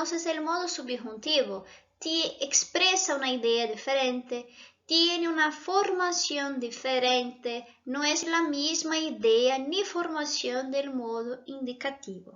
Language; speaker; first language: Spanish; non-native, fluent; Portuguese